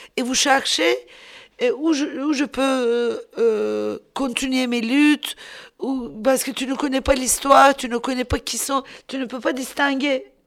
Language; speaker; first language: French; non-native, fluent; Turkish